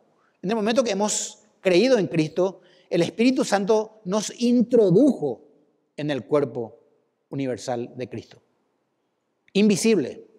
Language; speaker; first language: Spanish; native; Spanish